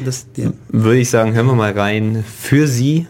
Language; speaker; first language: German; native; German